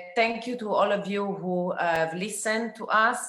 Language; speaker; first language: English; non-native, fluent; Italian